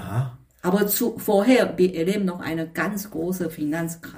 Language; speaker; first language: German; non-native, fluent; Chinese